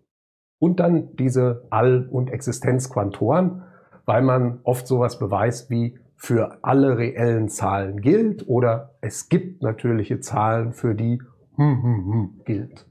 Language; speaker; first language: German; native; German